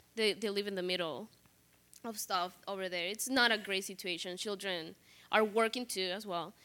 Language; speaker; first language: English; non-native, fluent; Spanish